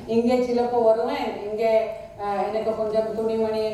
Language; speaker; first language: Tamil; non-native, local second language; Marathi